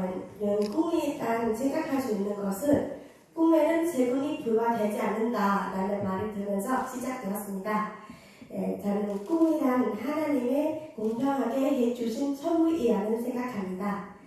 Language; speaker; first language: Korean; non-native, fluent; Vietnamese